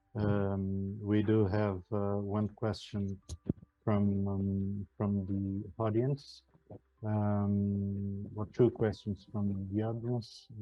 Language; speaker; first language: English; non-native, fluent; Portuguese